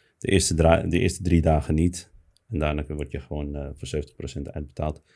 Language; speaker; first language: Dutch; early bilingual, other home language; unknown